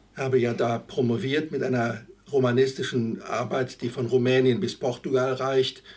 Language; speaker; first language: German; native; German